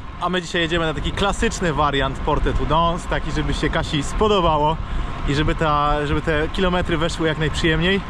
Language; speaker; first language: Polish; native; Polish